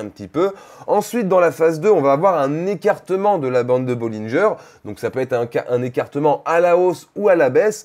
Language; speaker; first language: French; native; French